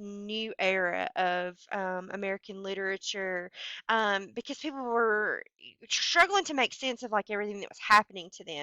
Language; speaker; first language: English; native; English